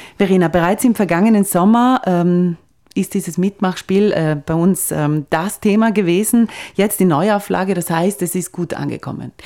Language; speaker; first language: German; native; German